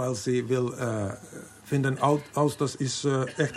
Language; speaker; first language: German; non-native, learner; Finnish